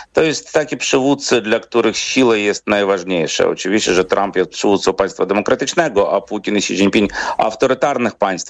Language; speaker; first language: Polish; non-native, fluent; Ukrainian